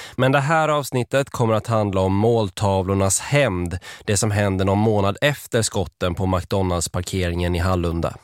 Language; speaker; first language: Swedish; native; Swedish